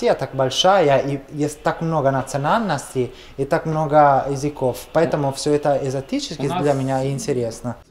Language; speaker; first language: Russian; non-native, learner; Italian